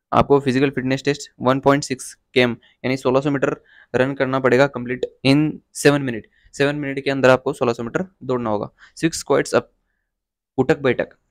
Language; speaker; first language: Hindi; non-native, local second language; Marathi